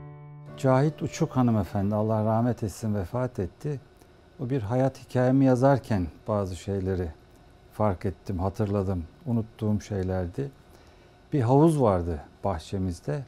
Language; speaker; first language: Turkish; native; Turkish